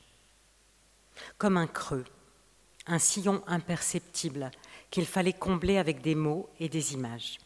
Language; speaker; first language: French; native; French